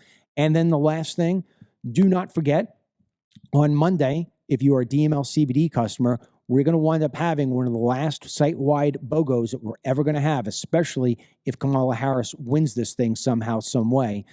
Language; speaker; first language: English; native; English